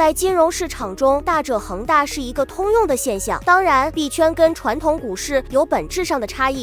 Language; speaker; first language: Chinese; native; Chinese